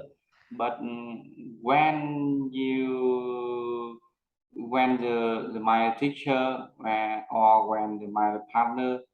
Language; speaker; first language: English; non-native, learner; Vietnamese